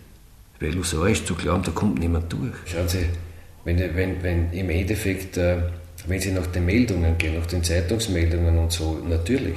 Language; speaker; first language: German; native; German